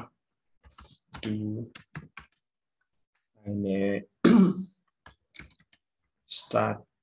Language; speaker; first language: German; non-native, fluent; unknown